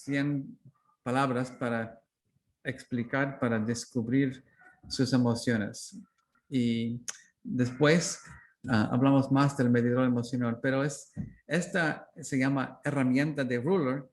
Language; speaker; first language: Spanish; non-native, learner; English